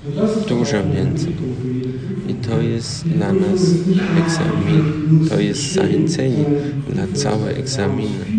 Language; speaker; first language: Polish; early bilingual, heritage; Polish